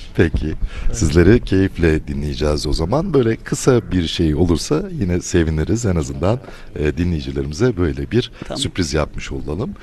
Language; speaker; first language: Turkish; native; Turkish